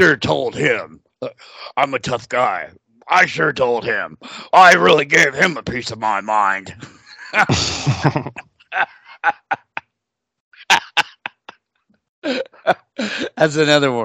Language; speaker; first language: English; native; English